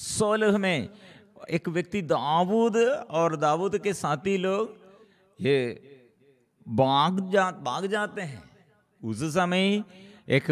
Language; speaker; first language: Hindi; non-native, local second language; Malayalam